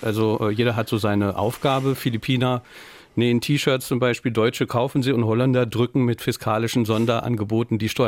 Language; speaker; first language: German; native; German